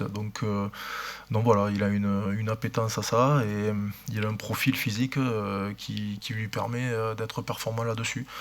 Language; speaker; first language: French; native; French